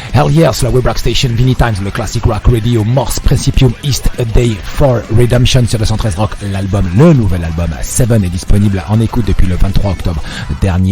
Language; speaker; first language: French; native; French